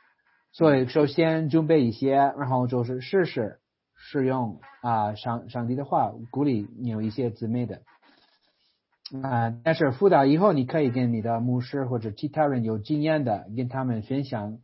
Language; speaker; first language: Chinese; non-native, fluent; English